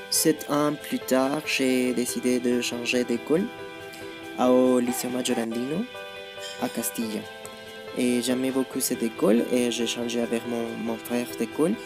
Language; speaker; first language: French; non-native, learner; Spanish